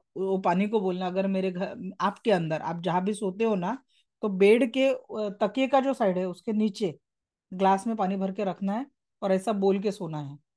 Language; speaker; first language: Hindi; non-native, local second language; Marathi